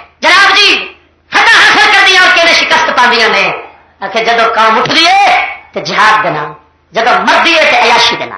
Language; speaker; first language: Urdu; non-native, local second language; Punjabi